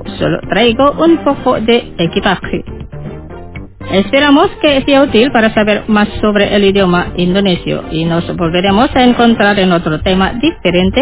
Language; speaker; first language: Spanish; non-native, fluent; Indonesian